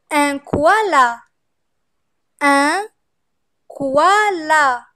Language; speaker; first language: French; non-native, fluent; Arabic